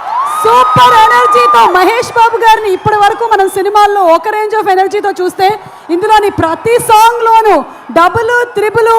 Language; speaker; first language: Telugu; native; Telugu